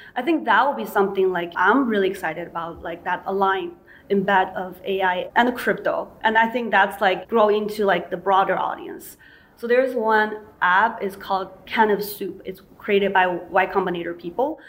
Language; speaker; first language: English; non-native, fluent; Chinese